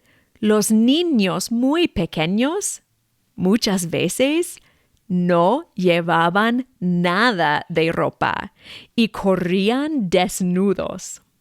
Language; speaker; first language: Spanish; non-native, fluent; English